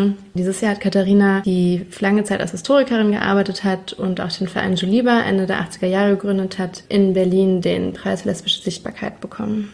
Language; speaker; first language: German; native; German